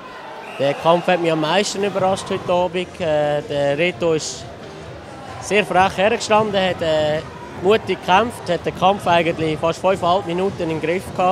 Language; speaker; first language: German; native; German